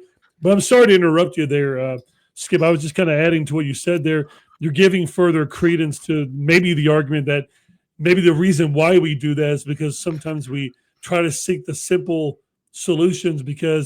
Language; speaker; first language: English; native; English